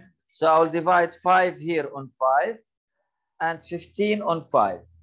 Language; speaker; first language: English; non-native, fluent; Arabic